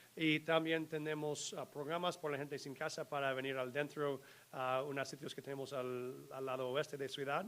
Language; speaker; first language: Spanish; non-native, learner; English